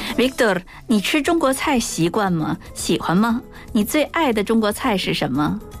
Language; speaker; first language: Chinese; native; Chinese